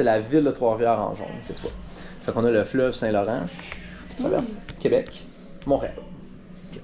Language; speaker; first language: French; native; French